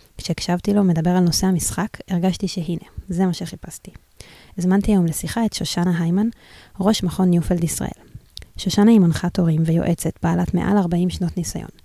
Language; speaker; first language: Hebrew; native; Hebrew